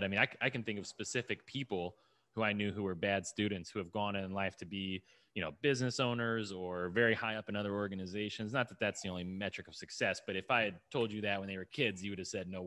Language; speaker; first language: English; native; English